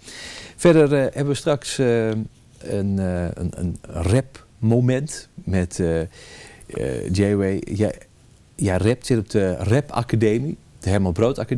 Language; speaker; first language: Dutch; native; Dutch